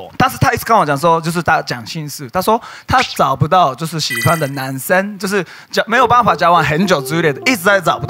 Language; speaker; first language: Chinese; native; Chinese